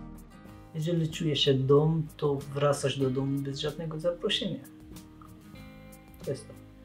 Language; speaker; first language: Polish; non-native, learner; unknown